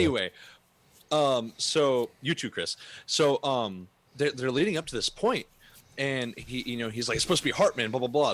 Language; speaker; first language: English; native; English